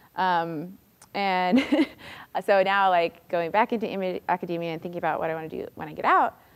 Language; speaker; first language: English; native; English